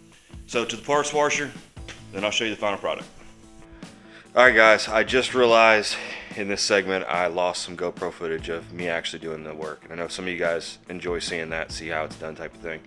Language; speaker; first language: English; native; English